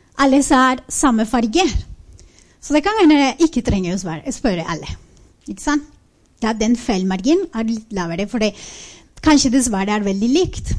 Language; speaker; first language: Norwegian; non-native, fluent; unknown